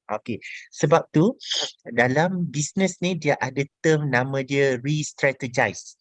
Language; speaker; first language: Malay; native; Malay